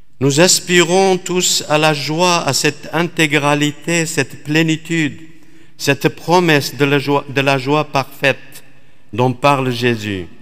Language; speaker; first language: French; non-native, fluent; Assyrian Neo-Aramaic